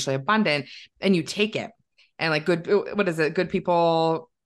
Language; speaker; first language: English; native; English